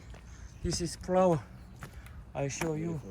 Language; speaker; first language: English; non-native, learner; Korean